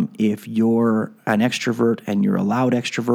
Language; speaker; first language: English; native; English